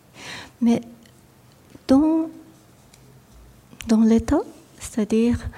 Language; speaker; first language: French; non-native, fluent; Japanese